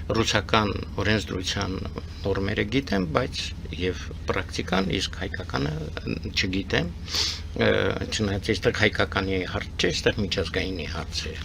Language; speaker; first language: Armenian; early bilingual, heritage; Armenian